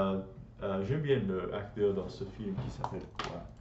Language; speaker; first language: French; non-native, learner; English